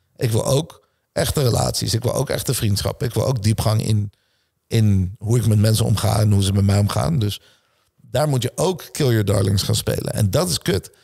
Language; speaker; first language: Dutch; early bilingual, other home language; Hebrew